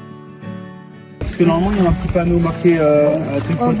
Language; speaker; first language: French; native; French